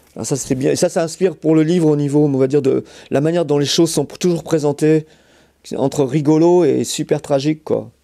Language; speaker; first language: French; native; French